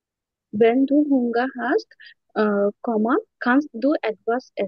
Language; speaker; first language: German; non-native, learner; Bangla